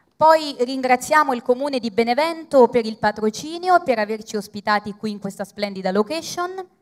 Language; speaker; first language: Italian; native; Italian